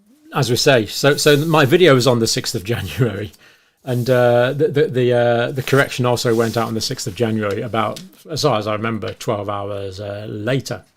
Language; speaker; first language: English; native; English